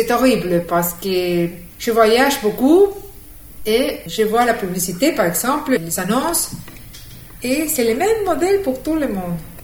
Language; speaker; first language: French; non-native, fluent; Spanish